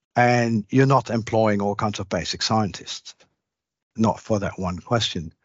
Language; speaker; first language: English; non-native, fluent; Dutch